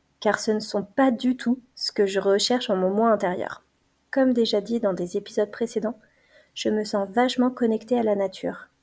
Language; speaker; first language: French; native; French